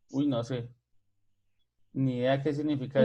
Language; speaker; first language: Spanish; native; Spanish